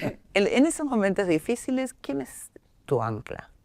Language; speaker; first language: Spanish; native; Spanish